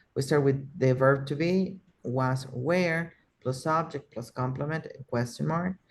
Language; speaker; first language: English; non-native, fluent; Spanish